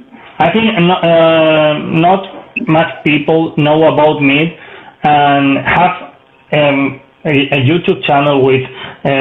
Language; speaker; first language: English; non-native, learner; Spanish